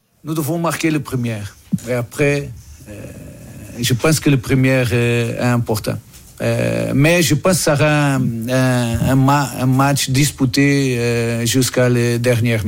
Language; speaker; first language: French; non-native, learner; Portuguese